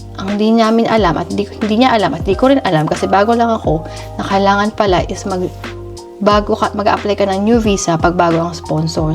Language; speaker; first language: Filipino; native; Filipino